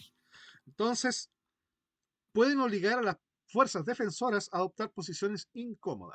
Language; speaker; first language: Spanish; native; Spanish